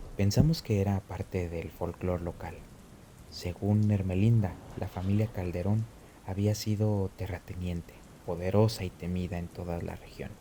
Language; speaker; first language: Spanish; native; Spanish